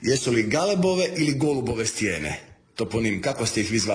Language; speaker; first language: Croatian; native; Croatian